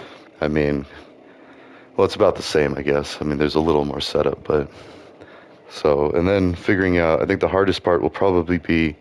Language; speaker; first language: English; native; English